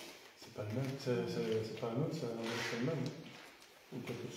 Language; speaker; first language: French; native; French